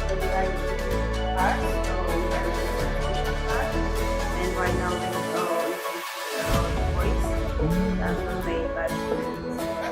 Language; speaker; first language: English; non-native, fluent; Slovak